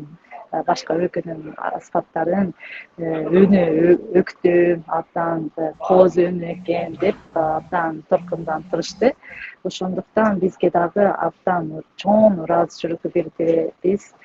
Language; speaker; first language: Kyrgyz; non-native, learner; Japanese